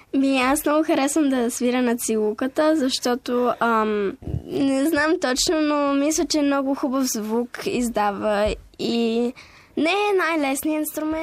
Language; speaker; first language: Bulgarian; early bilingual, heritage; Bulgarian